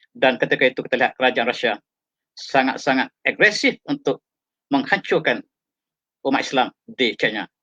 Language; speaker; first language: Malay; native; Malay